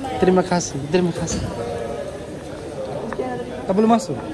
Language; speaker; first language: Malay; non-native, learner; Bangla